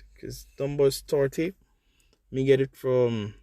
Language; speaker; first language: English; native; English